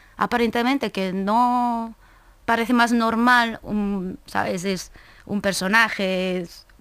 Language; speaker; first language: Spanish; non-native, fluent; Korean